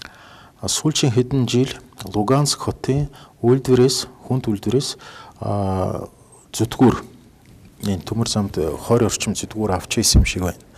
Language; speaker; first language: Mongolian; non-native, fluent; Russian